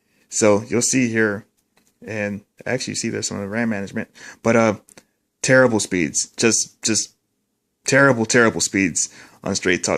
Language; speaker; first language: English; native; English